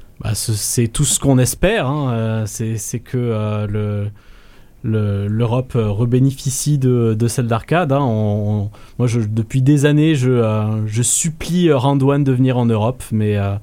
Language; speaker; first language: French; native; French